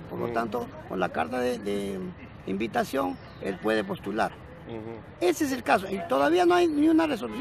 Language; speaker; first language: Spanish; native; Spanish